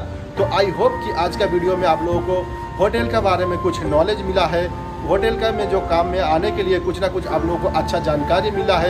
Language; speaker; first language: Hindi; non-native, local second language; Bangla